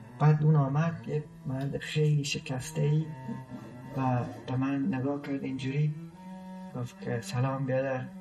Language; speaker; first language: Persian; native; Persian